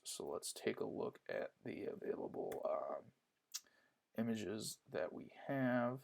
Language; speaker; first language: English; native; English